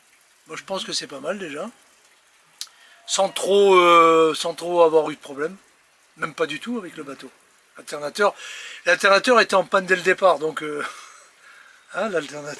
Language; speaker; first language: French; native; French